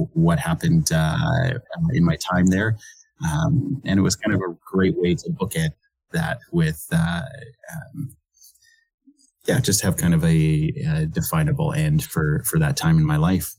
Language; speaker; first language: English; native; English